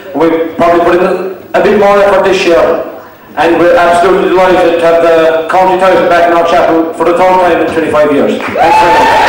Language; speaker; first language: English; native; English